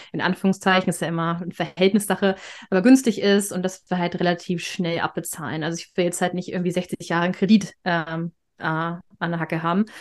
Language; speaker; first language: German; native; German